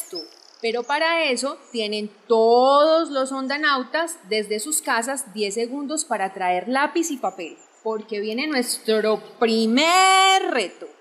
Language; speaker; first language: Spanish; native; Spanish